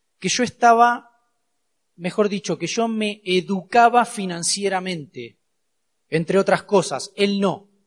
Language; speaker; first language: Spanish; native; Spanish